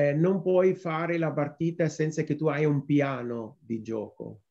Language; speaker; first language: Italian; non-native, fluent; Arabic